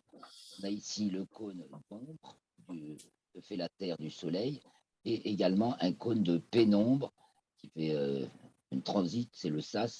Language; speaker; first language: French; native; French